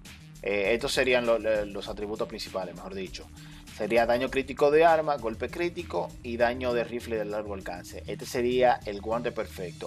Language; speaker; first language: Spanish; native; Spanish